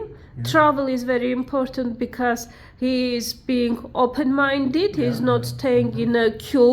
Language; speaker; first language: English; non-native, learner; Armenian